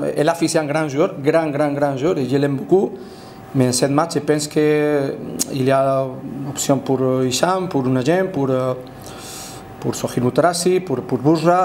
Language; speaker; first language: French; non-native, fluent; Spanish